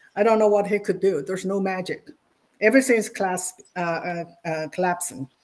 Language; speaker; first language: English; non-native, fluent; Chinese